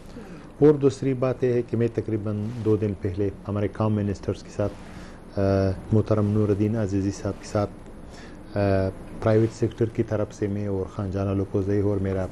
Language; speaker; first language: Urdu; non-native, learner; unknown